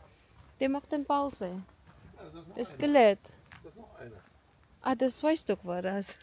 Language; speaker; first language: German; non-native, learner; Filipino